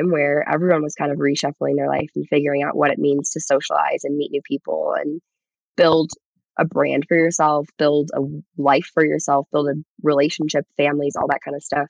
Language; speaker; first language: English; native; English